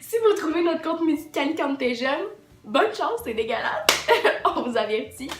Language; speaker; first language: French; native; French